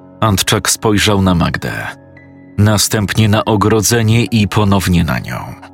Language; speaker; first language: Polish; native; Polish